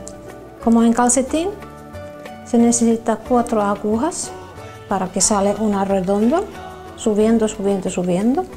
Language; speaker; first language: Spanish; non-native, learner; Finnish